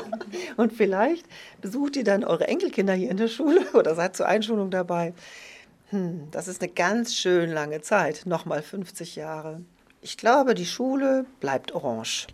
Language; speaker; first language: German; native; German